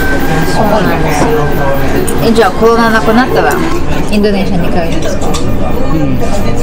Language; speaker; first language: Japanese; native; Japanese